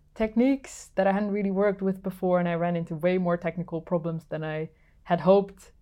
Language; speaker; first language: English; non-native, fluent; Dutch